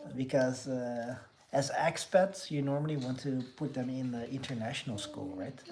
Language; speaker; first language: English; non-native, fluent; Dutch